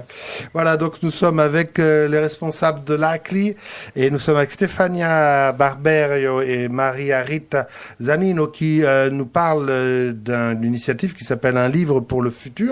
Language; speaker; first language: French; native; French